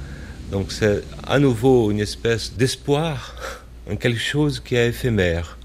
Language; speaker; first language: French; non-native, fluent; Portuguese